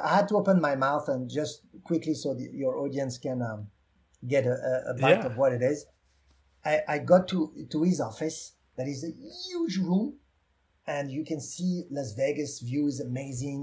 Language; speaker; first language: English; non-native, fluent; French